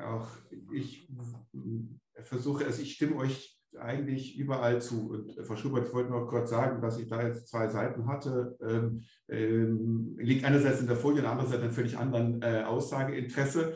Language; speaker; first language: German; native; German